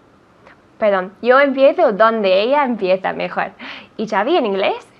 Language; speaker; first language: Spanish; non-native, fluent; English